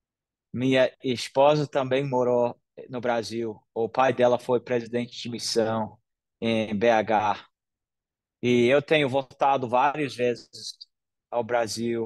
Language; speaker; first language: Portuguese; non-native, fluent; English